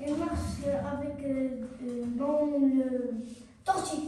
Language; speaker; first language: French; non-native, learner; Arabic